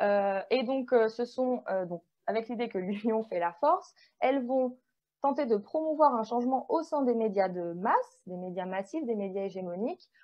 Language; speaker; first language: French; native; French